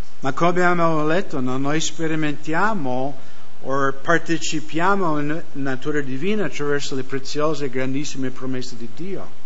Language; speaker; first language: Italian; non-native, fluent; English